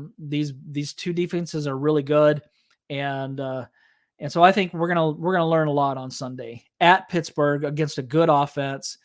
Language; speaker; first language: English; native; English